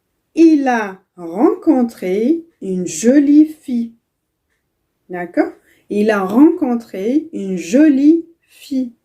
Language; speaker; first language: French; non-native, fluent; Tigrinya